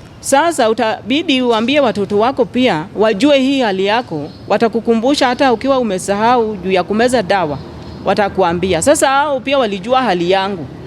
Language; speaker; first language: Swahili; non-native, local second language; Luo (Kenya and Tanzania)